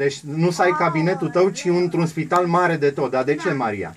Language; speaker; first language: Romanian; native; Romanian